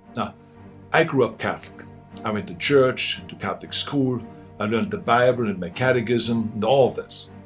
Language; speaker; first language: English; non-native, fluent; German